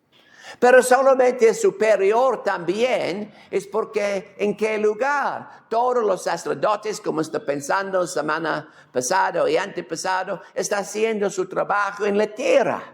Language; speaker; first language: Spanish; non-native, fluent; English